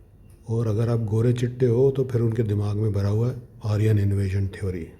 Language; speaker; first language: Hindi; native; Hindi